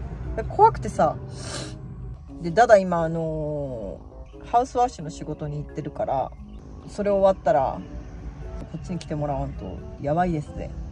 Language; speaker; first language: Japanese; native; Japanese